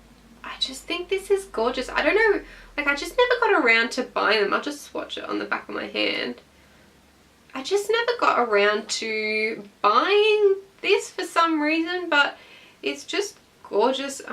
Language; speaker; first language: English; native; English